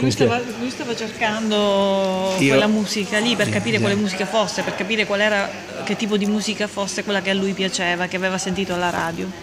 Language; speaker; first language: Italian; native; Italian